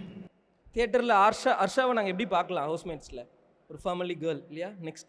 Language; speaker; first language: Tamil; native; Tamil